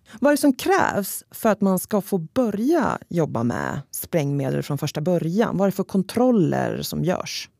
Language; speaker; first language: Swedish; native; Swedish